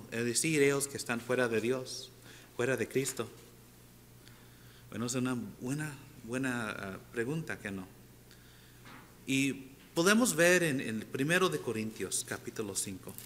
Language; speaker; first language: Spanish; non-native, fluent; English